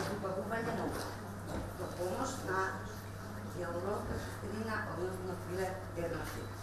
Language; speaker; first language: Macedonian; native; Macedonian